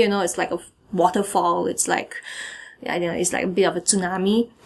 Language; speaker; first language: English; native; English